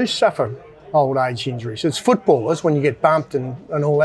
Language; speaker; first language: English; native; English